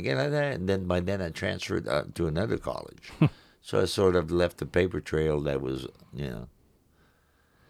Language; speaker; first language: English; non-native, fluent; French